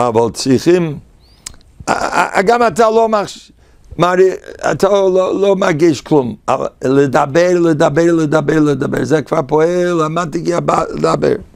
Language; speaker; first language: Hebrew; non-native, fluent; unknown